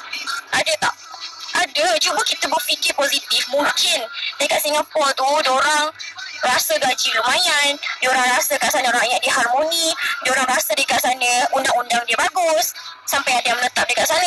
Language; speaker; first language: Malay; native; Malay